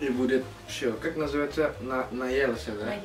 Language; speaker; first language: Russian; non-native, learner; Indonesian